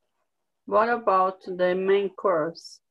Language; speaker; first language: English; non-native, learner; Portuguese